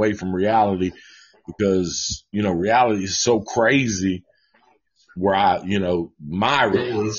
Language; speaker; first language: English; native; English